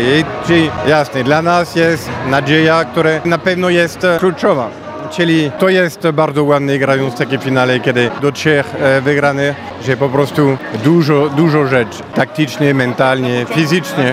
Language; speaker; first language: Polish; non-native, fluent; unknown